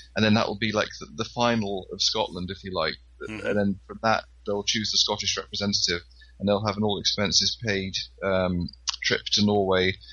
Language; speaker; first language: English; native; English